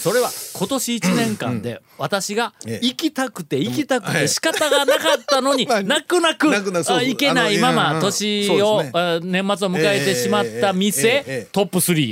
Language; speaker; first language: Japanese; native; Japanese